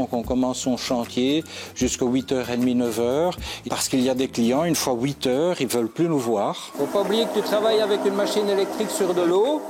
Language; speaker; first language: French; native; French